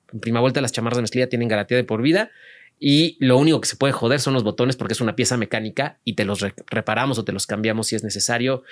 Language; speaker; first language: Spanish; native; Spanish